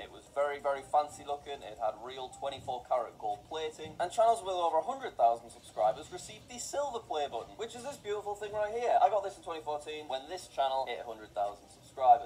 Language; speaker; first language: English; native; English